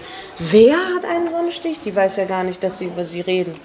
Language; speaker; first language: German; native; German